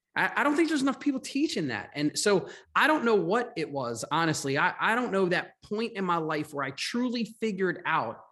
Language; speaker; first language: English; native; English